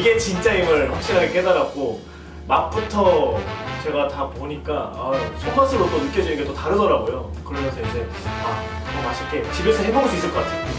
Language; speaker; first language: Korean; native; Korean